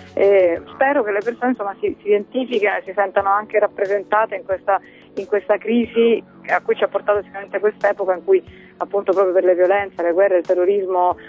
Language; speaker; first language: Italian; early bilingual, other home language; Finnish